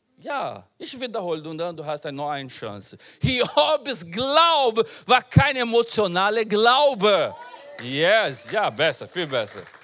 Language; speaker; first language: German; non-native, learner; Portuguese